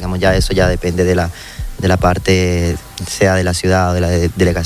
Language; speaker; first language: Spanish; native; Spanish